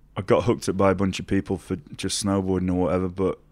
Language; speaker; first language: English; native; English